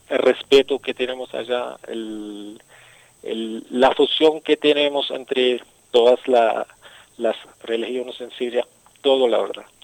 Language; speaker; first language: Spanish; non-native, fluent; Arabic